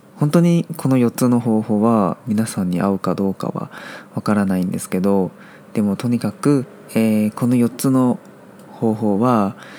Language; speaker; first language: Japanese; non-native, fluent; Chinese